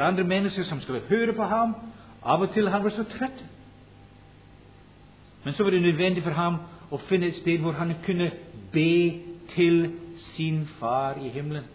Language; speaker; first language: Norwegian; non-native, fluent; English